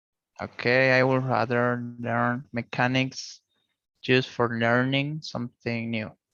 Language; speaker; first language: English; non-native, learner; Spanish